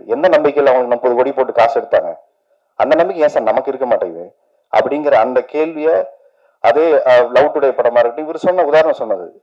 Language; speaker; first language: Tamil; native; Tamil